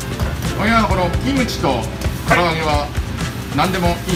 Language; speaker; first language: Japanese; native; Japanese